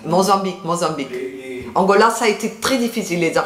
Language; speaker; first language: French; non-native, fluent; Portuguese